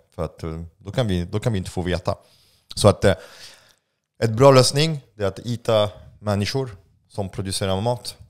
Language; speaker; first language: Swedish; non-native, fluent; French